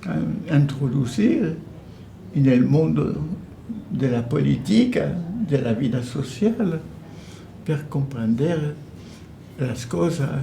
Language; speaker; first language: Spanish; non-native, fluent; French